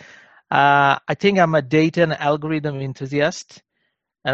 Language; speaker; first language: English; non-native, local second language; Bangla